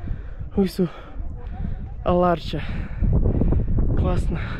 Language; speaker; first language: Russian; non-native, learner; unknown